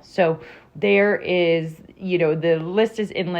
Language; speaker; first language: English; native; English